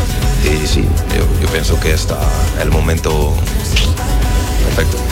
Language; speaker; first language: Spanish; non-native, learner; French